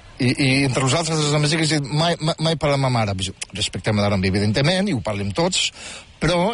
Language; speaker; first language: Catalan; non-native, fluent; Riffian